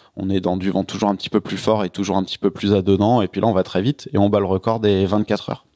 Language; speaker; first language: French; native; French